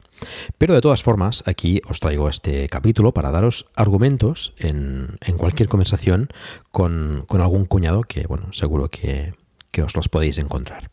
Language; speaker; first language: Spanish; native; Spanish